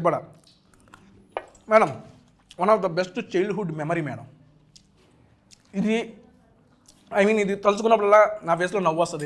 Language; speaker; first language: Telugu; native; Telugu